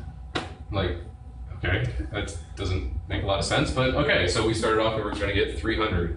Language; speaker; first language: English; native; English